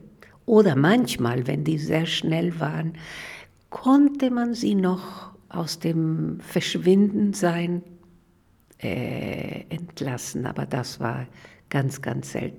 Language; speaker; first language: German; non-native, fluent; Spanish